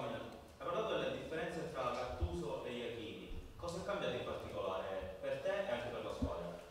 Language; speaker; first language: Italian; native; Italian